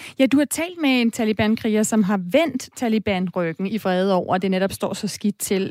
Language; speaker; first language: Danish; native; Danish